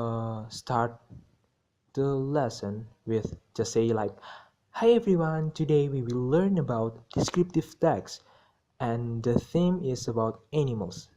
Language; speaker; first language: English; non-native, learner; Indonesian